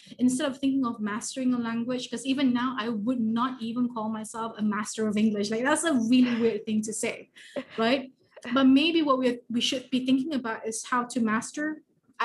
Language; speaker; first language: English; native; English